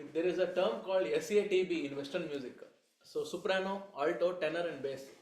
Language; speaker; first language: English; non-native, local second language; Kannada